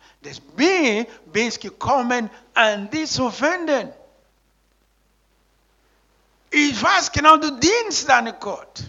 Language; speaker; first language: German; non-native, learner; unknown